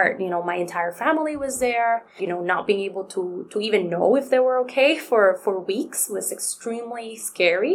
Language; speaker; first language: English; non-native, fluent; Spanish